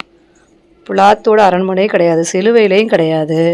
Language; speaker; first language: Tamil; native; Tamil